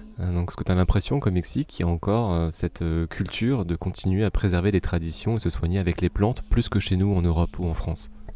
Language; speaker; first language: French; native; French